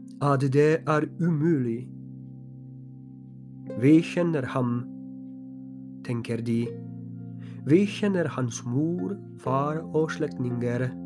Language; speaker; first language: Norwegian; non-native, fluent; Polish